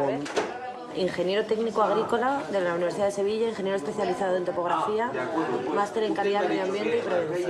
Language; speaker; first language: Spanish; native; Spanish